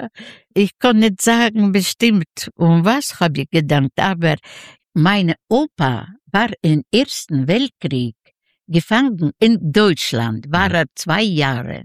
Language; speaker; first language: German; non-native, fluent; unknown